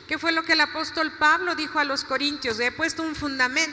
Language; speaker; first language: Spanish; native; Spanish